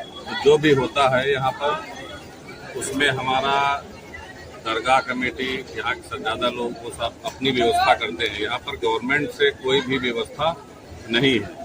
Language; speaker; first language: Hindi; native; Hindi